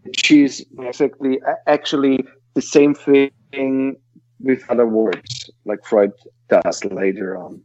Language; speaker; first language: English; non-native, fluent; German